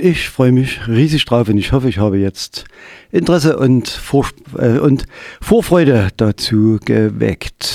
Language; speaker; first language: German; native; German